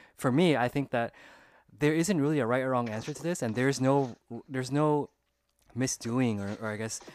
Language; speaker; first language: English; early bilingual, other home language; Vietnamese